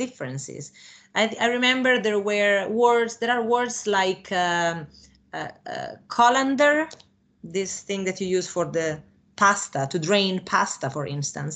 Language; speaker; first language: English; non-native, fluent; Italian